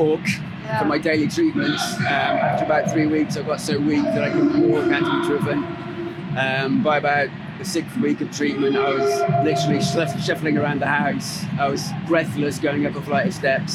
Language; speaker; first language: English; native; English